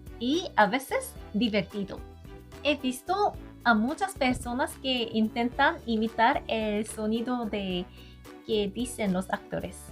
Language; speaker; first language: Spanish; non-native, learner; Korean